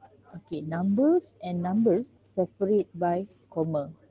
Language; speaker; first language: English; non-native, local second language; Malay